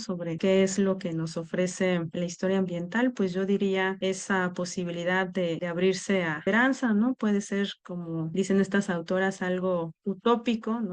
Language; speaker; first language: Spanish; native; Spanish